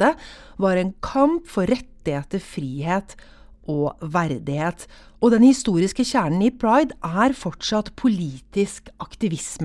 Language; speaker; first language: Norwegian; native; Norwegian